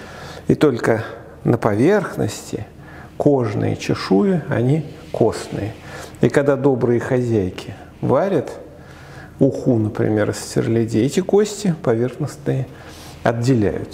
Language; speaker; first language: Russian; native; Russian